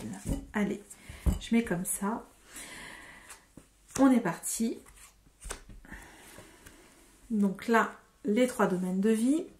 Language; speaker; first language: French; native; French